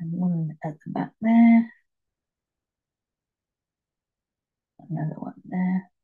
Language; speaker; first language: English; native; English